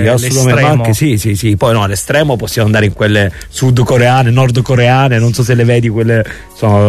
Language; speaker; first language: Italian; native; Italian